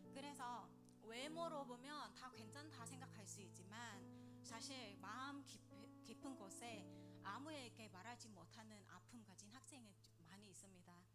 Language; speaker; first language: Korean; non-native, learner; Vietnamese